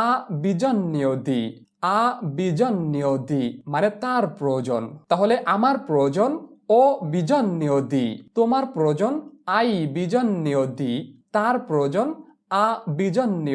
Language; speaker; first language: Italian; non-native, fluent; Bangla